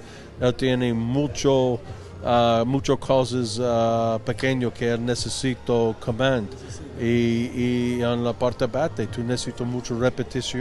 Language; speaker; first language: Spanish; non-native, learner; English